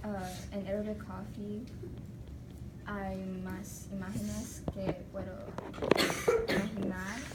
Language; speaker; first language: Spanish; non-native, learner; English